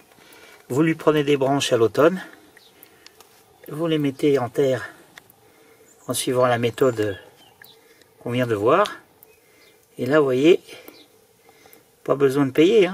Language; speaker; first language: French; native; French